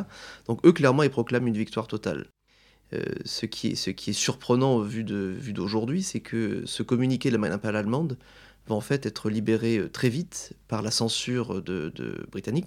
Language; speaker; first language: French; native; French